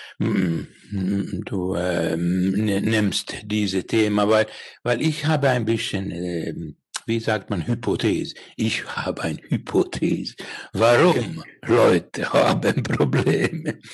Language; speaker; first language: German; non-native, learner; Finnish